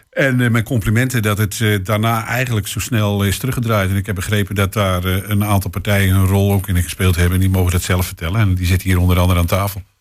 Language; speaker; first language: Dutch; native; Dutch